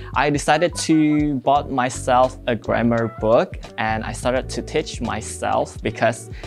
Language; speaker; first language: English; non-native, fluent; Indonesian